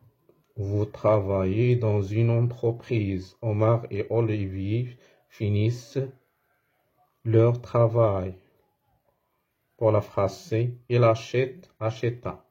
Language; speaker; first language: French; non-native, fluent; Arabic